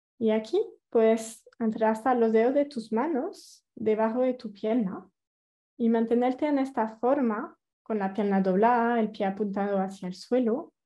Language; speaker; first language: Spanish; non-native, fluent; French